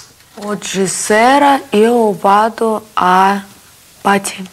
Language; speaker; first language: Italian; non-native, learner; Russian